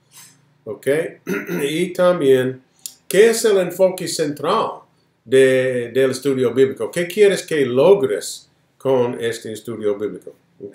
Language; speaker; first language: Spanish; non-native, fluent; English